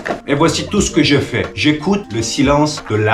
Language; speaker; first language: French; non-native, fluent; Romanian